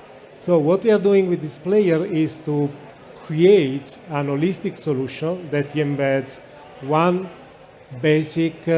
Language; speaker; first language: English; non-native, fluent; Italian